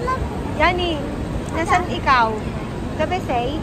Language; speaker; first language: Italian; non-native, fluent; Filipino